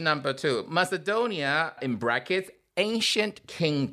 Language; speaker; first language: English; non-native, fluent; Chinese